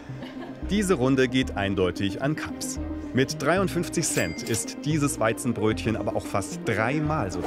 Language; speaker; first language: German; native; German